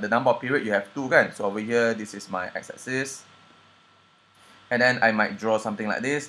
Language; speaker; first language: English; non-native, local second language; Chinese